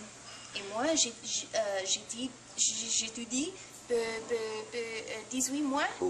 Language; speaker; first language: French; non-native, learner; English